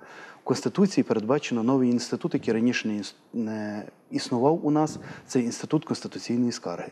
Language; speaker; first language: Ukrainian; native; Ukrainian